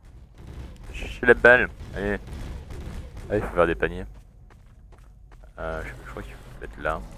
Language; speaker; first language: French; native; French